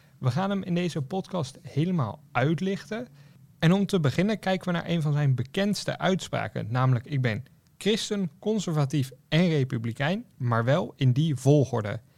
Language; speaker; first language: Dutch; native; Dutch